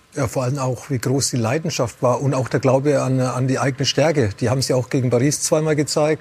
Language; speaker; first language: German; native; German